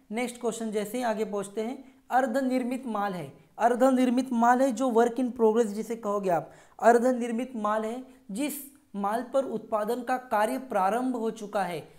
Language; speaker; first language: Hindi; non-native, local second language; Marathi